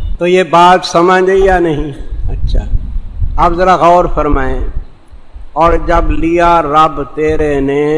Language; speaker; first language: Urdu; non-native, local second language; Saraiki